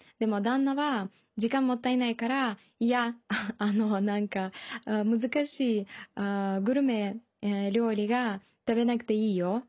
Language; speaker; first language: Japanese; non-native, learner; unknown